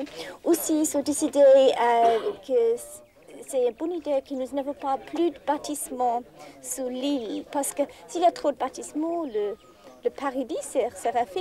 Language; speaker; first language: French; non-native, fluent; English